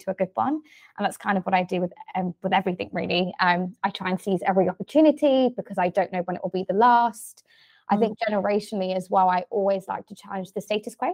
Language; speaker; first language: English; native; English